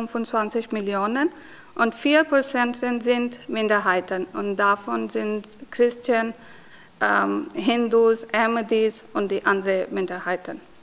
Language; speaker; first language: German; non-native, learner; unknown